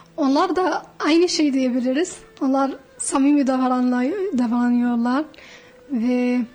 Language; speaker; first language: Turkish; non-native, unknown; Arabic